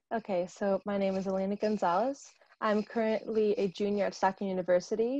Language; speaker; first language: English; native; English